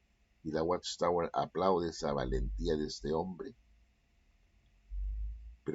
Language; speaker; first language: Spanish; native; Spanish